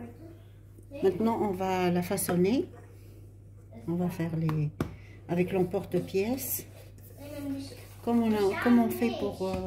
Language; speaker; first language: French; non-native, local second language; Arabic